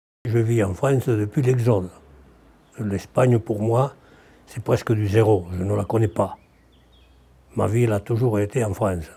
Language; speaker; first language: French; early bilingual, other home language; Spanish